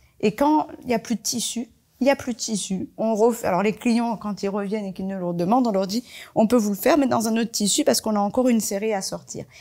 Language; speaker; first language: French; early bilingual, other home language; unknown